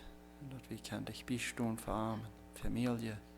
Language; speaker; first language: German; non-native, learner; Plautdietsch